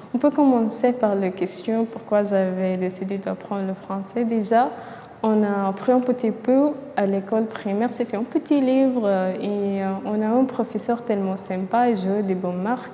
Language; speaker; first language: French; non-native, fluent; Arabic